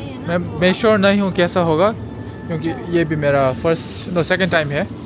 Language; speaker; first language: Hindi; non-native, learner; Nepali